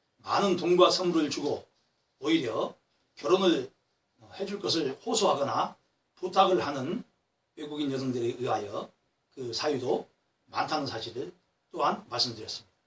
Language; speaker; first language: Korean; native; Korean